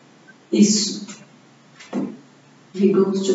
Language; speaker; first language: English; non-native, learner; Portuguese